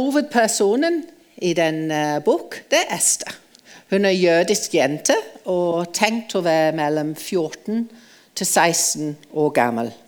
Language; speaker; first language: Norwegian; non-native, fluent; English